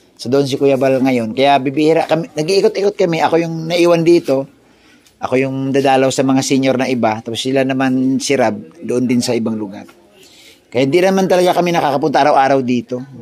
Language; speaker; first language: Filipino; native; Filipino